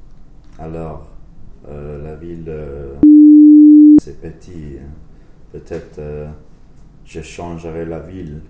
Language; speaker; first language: French; non-native, learner; English